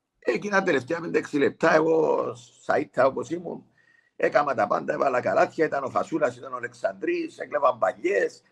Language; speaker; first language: Greek; native; Greek